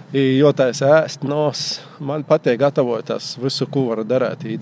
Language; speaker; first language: Latvian; native; Latvian